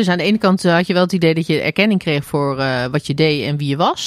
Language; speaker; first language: Dutch; native; Dutch